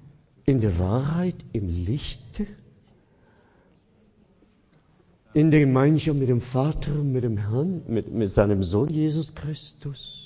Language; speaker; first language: German; non-native, fluent; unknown